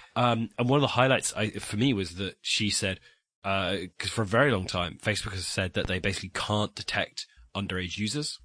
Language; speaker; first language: English; native; English